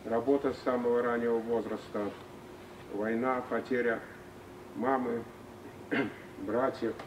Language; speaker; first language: Russian; native; Russian